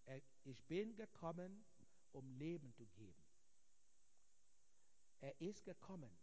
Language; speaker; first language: German; non-native, fluent; Igbo